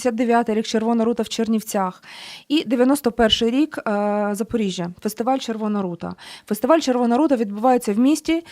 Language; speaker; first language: Ukrainian; native; Ukrainian